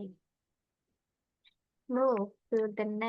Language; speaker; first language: English; non-native, fluent; Indonesian